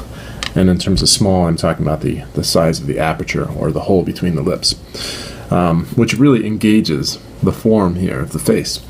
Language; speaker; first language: English; native; English